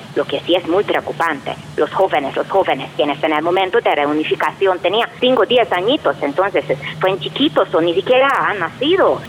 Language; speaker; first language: Spanish; non-native, fluent; Hungarian